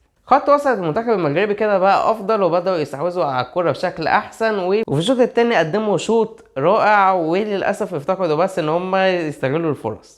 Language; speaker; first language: Arabic; native; Arabic